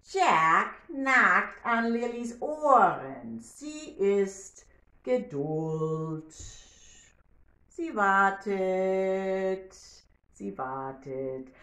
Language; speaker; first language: German; non-native, learner; English